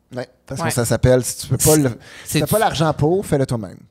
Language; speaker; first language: French; native; French